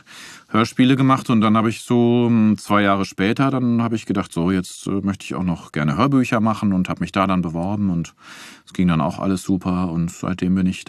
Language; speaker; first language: German; native; German